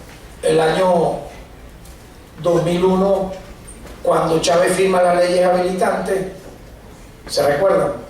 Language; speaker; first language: Spanish; native; Spanish